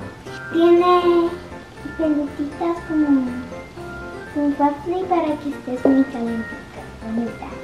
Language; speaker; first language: Spanish; early bilingual, other home language; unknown